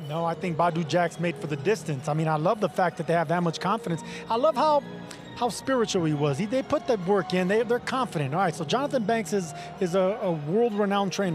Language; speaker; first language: English; native; English